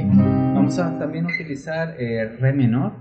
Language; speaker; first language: Spanish; native; Spanish